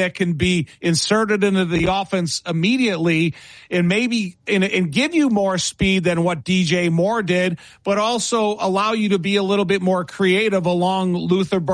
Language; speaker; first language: English; native; English